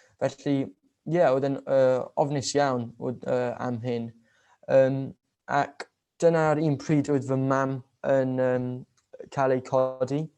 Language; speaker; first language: Welsh; non-native, local second language; English